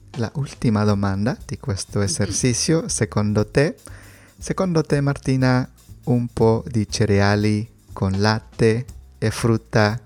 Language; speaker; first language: Italian; non-native, learner; Spanish